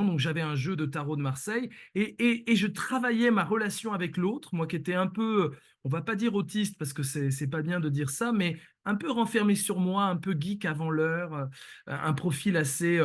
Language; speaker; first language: French; native; French